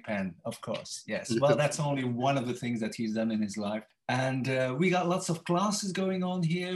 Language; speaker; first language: English; non-native, fluent; Dutch